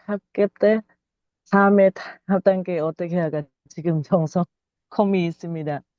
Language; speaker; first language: Korean; non-native, learner; Thai